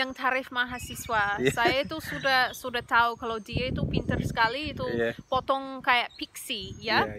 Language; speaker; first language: Indonesian; non-native, fluent; English